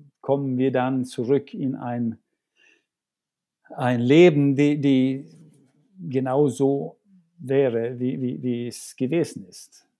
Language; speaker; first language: German; non-native, fluent; Swedish